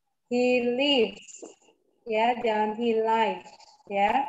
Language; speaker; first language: English; non-native, fluent; Indonesian